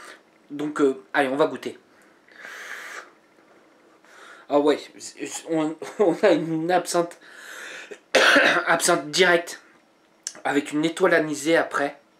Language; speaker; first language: French; native; French